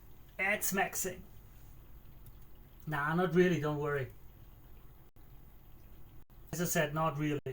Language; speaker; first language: English; non-native, fluent; German